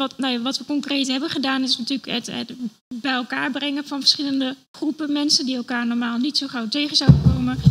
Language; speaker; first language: Dutch; native; Dutch